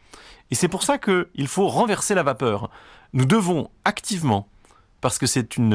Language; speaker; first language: French; native; French